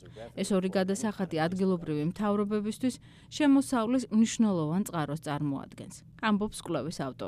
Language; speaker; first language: Georgian; native; Georgian